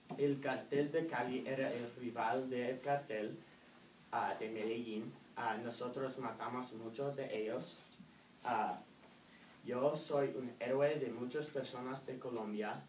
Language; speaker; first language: Spanish; non-native, learner; English